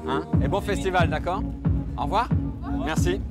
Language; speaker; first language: French; native; French